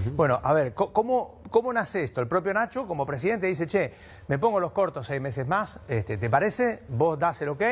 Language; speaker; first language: Spanish; native; Spanish